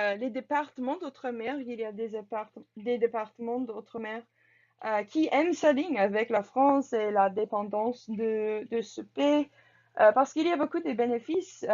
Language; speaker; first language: French; non-native, learner; English